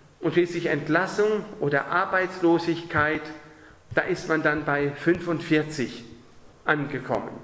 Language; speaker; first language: German; native; German